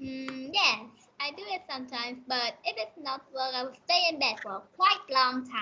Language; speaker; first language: English; non-native, learner; Vietnamese